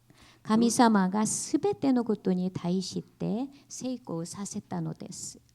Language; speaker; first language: Japanese; non-native, learner; Korean